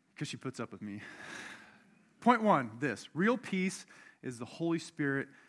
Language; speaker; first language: English; native; English